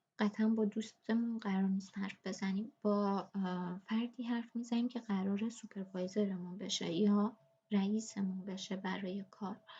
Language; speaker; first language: Persian; native; Persian